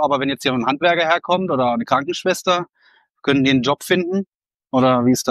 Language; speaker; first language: German; native; German